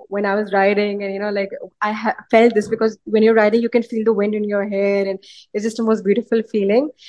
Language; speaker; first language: English; early bilingual, other home language; Urdu